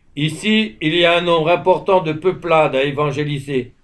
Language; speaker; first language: French; native; French